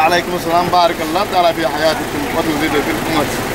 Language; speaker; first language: Arabic; non-native, learner; Rohingya